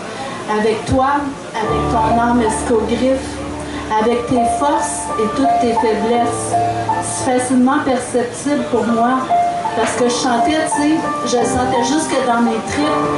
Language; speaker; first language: French; native; French